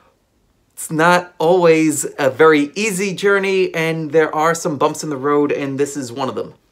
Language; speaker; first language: English; native; English